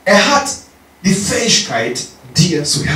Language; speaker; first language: German; non-native, learner; English